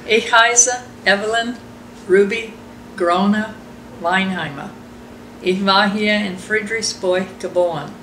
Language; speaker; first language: German; early bilingual, heritage; German